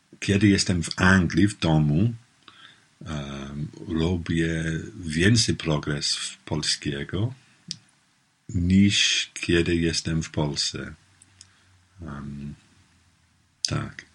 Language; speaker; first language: Polish; non-native, learner; English